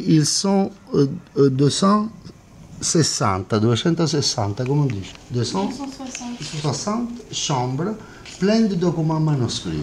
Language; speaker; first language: French; non-native, fluent; Italian